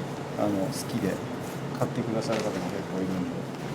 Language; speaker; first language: Japanese; native; Japanese